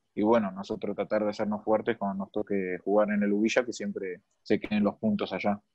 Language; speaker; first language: Spanish; native; Spanish